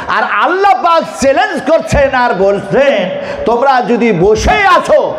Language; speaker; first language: Bangla; non-native, local second language; Urdu